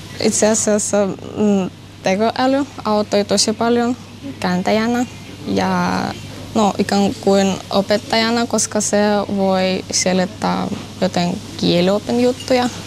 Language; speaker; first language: Finnish; non-native, learner; Russian